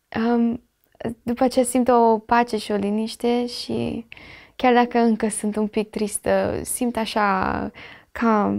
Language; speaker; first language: Romanian; early bilingual, heritage; Romanian